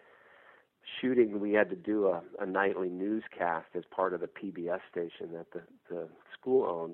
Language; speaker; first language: English; native; English